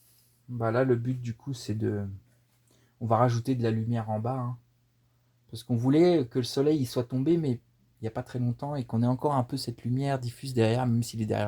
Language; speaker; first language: French; native; French